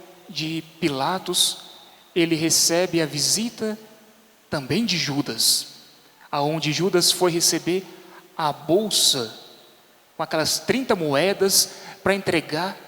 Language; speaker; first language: Portuguese; native; Portuguese